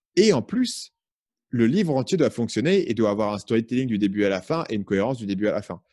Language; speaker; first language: French; native; French